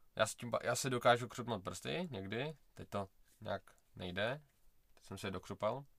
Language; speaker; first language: Czech; early bilingual, other home language; Russian